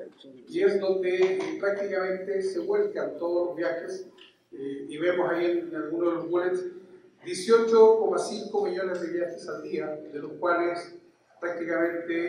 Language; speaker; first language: Spanish; native; Spanish